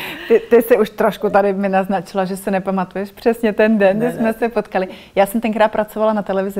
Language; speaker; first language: Czech; native; Czech